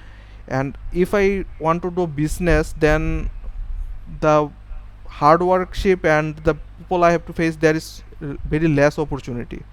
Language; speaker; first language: English; non-native, fluent; Bangla